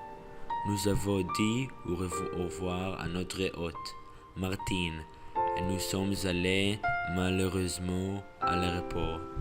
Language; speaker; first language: French; non-native, learner; English